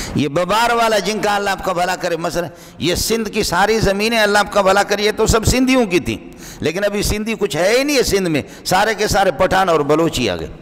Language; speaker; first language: Urdu; non-native, local second language; Brahui